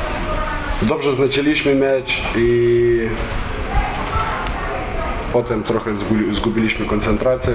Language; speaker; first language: Polish; non-native, fluent; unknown